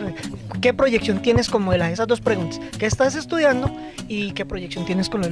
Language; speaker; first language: Spanish; native; Spanish